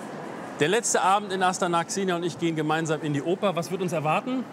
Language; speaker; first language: German; native; German